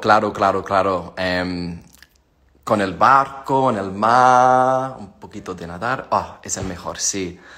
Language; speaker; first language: Spanish; non-native, learner; English